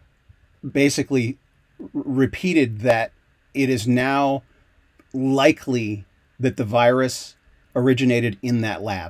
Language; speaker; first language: English; native; English